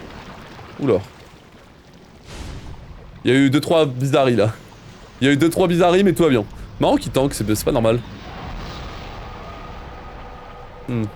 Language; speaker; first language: French; native; French